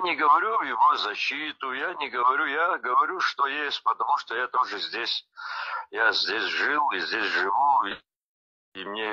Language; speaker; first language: Russian; non-native, local second language; Abkhazian